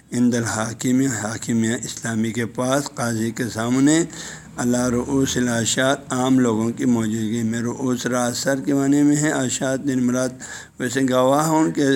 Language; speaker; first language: Urdu; non-native, local second language; Balti